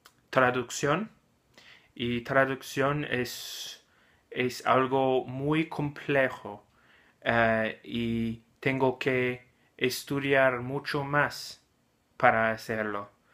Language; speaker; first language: Spanish; non-native, learner; English